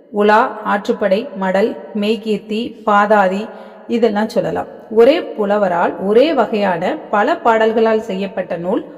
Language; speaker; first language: Tamil; native; Tamil